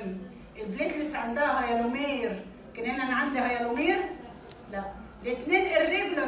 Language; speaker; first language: Arabic; native; Arabic